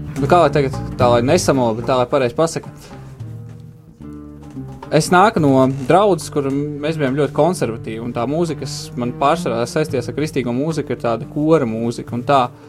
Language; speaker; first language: Latvian; native; Latvian